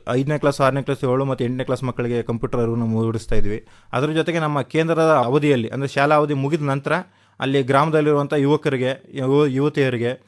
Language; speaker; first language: Kannada; native; Kannada